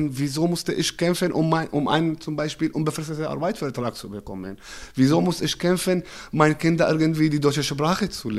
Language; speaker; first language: German; non-native, fluent; Arabic